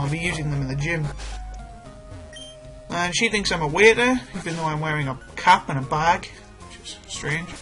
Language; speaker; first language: English; native; English